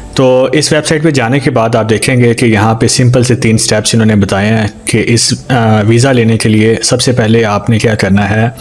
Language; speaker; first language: Urdu; native; Urdu